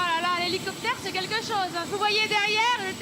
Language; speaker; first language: French; native; French